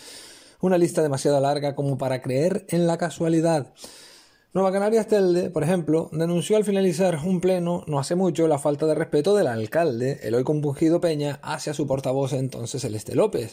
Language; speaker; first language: Spanish; native; Spanish